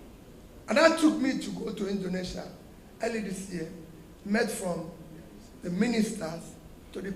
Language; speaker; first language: English; non-native, local second language; Igbo